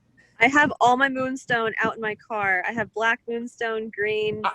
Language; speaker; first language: English; native; English